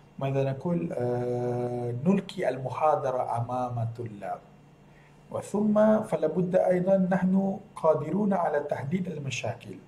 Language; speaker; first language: Arabic; non-native, fluent; Malay